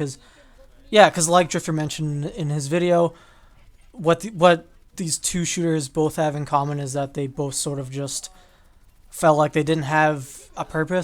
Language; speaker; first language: English; native; English